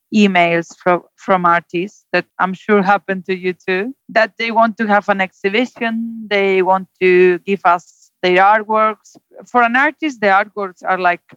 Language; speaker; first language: English; non-native, fluent; Spanish